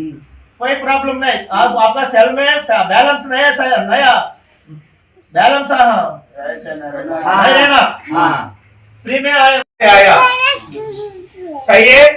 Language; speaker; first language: Hindi; non-native, local second language; Telugu